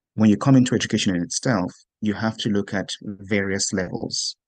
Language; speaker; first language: English; non-native, local second language; Yoruba